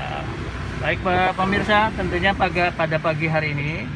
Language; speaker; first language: Indonesian; native; Indonesian